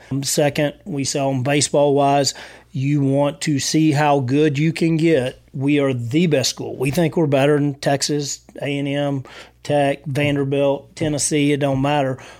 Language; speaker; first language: English; native; English